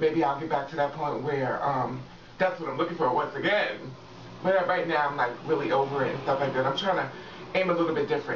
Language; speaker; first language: English; native; English